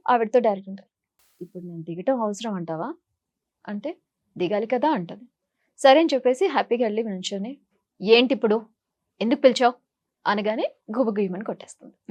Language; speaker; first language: Telugu; native; Telugu